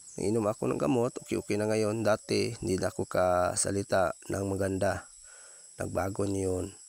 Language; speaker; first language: Filipino; non-native, local second language; Cebuano